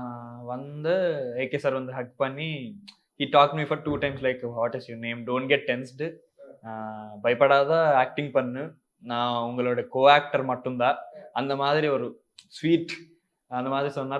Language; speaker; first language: Tamil; non-native, learner; Telugu